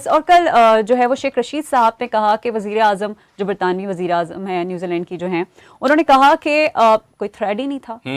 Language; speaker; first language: Urdu; native; Urdu